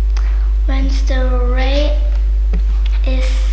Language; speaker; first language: English; non-native, learner; German